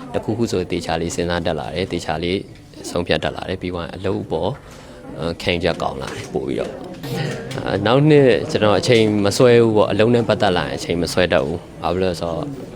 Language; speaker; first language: Burmese; native; Burmese